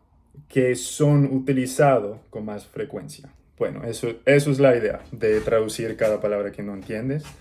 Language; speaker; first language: Spanish; non-native, learner; English